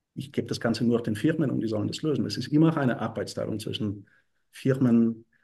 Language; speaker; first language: German; non-native, fluent; Bulgarian